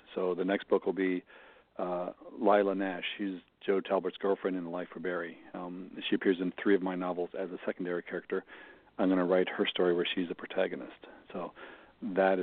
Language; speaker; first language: English; native; English